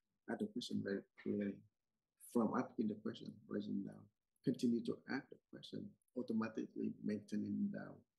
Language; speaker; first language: English; non-native, learner; Vietnamese